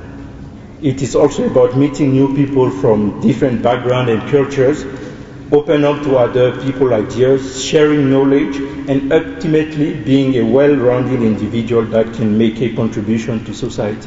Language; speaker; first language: English; non-native, fluent; French